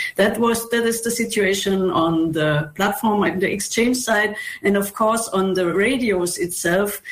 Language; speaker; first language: English; non-native, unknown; German